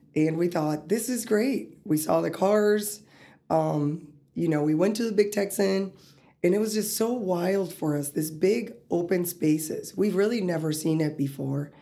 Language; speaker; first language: English; early bilingual, other home language; Spanish